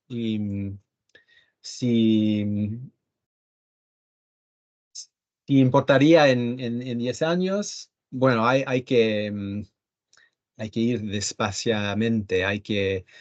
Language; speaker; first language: Spanish; early bilingual, heritage; Spanish